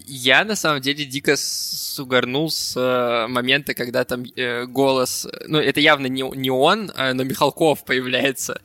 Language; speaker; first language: Russian; native; Russian